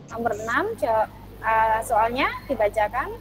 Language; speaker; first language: Indonesian; native; Indonesian